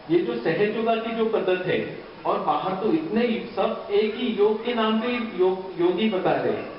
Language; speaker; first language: Hindi; non-native, local second language; Marathi